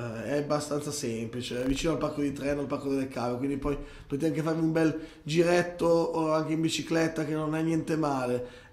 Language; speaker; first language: Italian; native; Italian